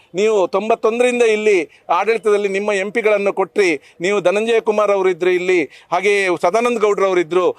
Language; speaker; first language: Kannada; non-native, local second language; Tulu